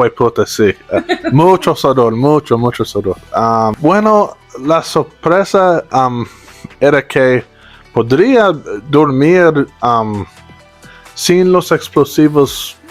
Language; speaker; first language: Spanish; non-native, learner; English